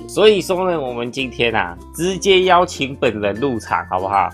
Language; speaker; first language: Chinese; native; Chinese